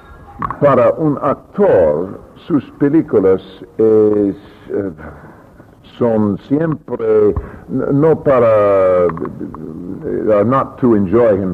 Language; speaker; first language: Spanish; non-native, learner; English